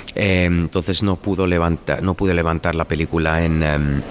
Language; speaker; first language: Spanish; non-native, fluent; German